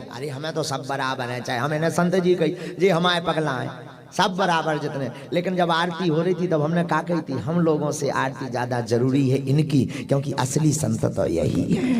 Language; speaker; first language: Hindi; native; Hindi